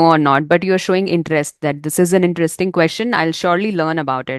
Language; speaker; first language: English; non-native, fluent; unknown